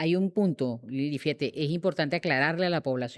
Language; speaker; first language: Spanish; native; Spanish